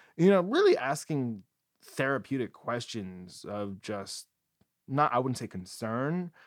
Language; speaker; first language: English; native; English